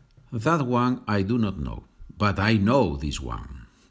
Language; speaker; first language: English; non-native, fluent; Spanish